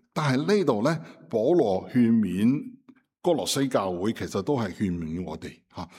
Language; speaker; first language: Cantonese; non-native, fluent; Chinese